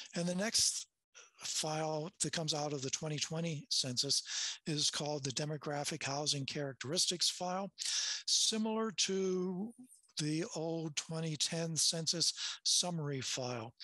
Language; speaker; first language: English; native; English